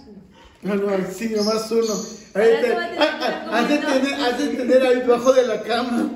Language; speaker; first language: Spanish; native; Spanish